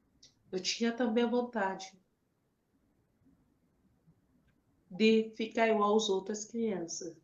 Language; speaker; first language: Portuguese; non-native, fluent; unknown